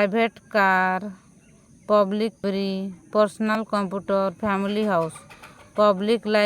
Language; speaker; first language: English; non-native, local second language; Odia